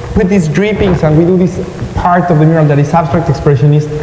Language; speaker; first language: English; non-native, fluent; Spanish